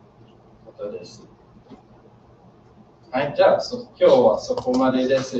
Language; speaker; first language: Japanese; non-native, learner; English